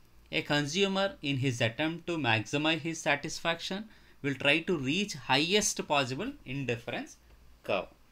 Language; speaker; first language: English; non-native, local second language; Telugu